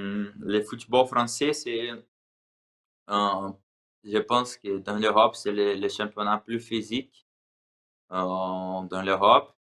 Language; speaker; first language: French; non-native, learner; Portuguese